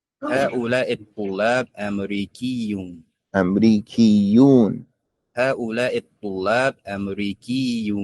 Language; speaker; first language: Arabic; non-native, learner; English